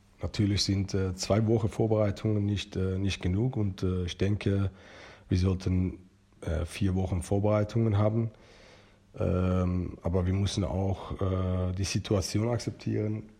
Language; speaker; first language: German; non-native, fluent; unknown